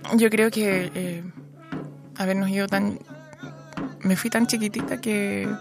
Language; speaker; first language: Spanish; native; Spanish